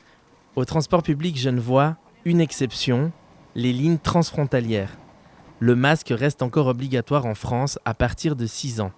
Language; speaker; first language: French; native; French